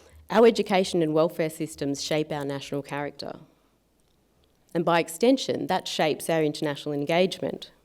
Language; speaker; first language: English; native; English